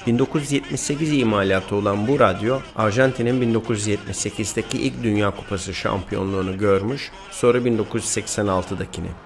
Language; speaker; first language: Turkish; native; Turkish